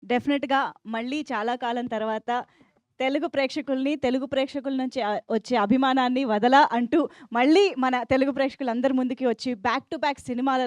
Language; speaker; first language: Telugu; native; Telugu